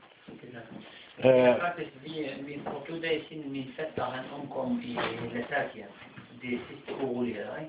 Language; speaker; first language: Danish; non-native, fluent; Arabic